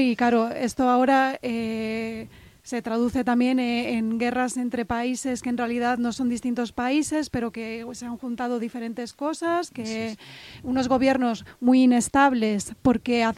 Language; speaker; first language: Spanish; native; Spanish